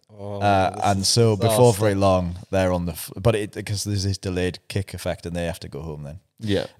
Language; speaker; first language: English; native; English